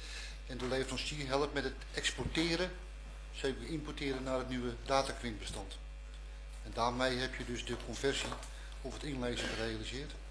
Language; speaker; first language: Dutch; native; Dutch